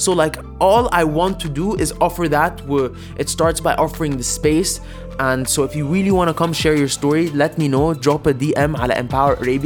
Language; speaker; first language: English; early bilingual, other home language; Arabic